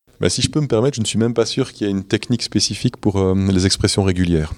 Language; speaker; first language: French; native; French